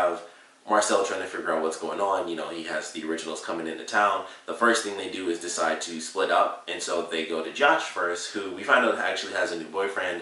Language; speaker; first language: English; native; English